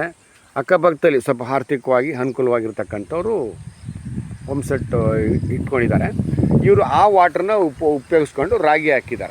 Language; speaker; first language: Kannada; native; Kannada